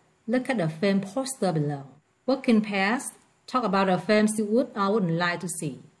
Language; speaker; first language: English; non-native, fluent; Vietnamese